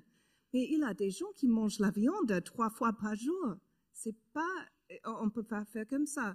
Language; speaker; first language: French; non-native, learner; English